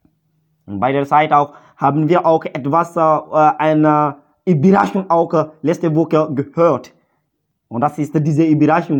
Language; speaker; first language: German; non-native, learner; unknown